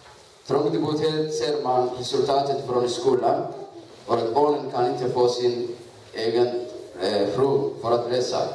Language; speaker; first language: Swedish; non-native, learner; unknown